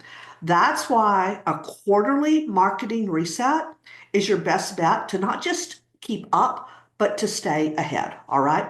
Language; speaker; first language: English; native; English